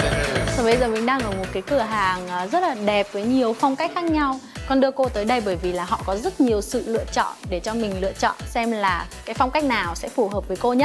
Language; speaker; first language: Vietnamese; native; Vietnamese